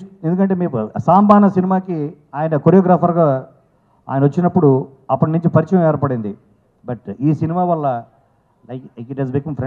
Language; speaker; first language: Telugu; native; Telugu